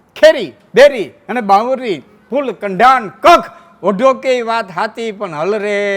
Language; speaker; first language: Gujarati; non-native, local second language; Kachhi